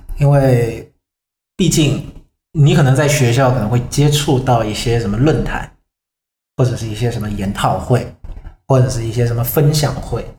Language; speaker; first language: Chinese; non-native, fluent; Vietnamese